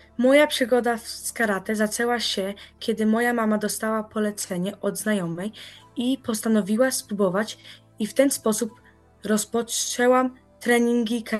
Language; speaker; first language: Polish; early bilingual, heritage; Polish